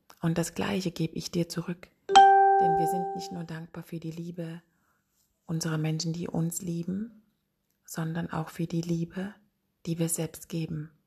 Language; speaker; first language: German; native; German